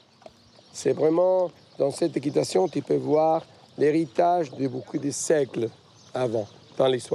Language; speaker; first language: French; non-native, fluent; Spanish